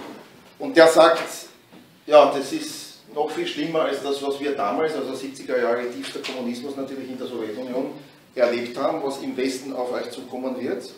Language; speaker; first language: German; native; German